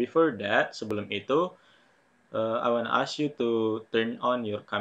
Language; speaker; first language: English; non-native, fluent; Indonesian